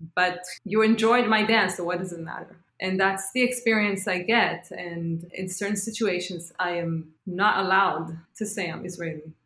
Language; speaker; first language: English; non-native, fluent; Hebrew